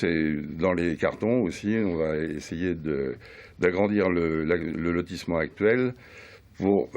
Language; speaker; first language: French; native; French